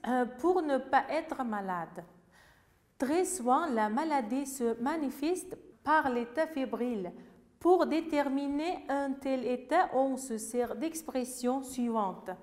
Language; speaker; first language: French; non-native, fluent; Uzbek